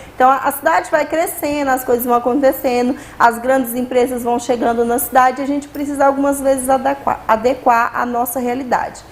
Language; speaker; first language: Portuguese; native; Portuguese